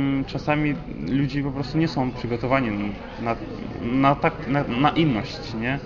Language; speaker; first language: Polish; non-native, fluent; Russian